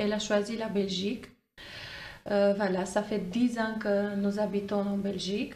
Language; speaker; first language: French; non-native, fluent; Armenian